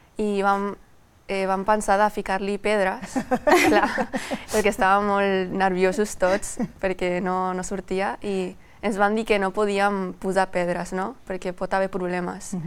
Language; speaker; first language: Catalan; non-native, local second language; Spanish